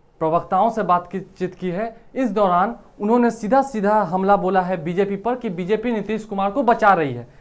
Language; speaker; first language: Hindi; native; Hindi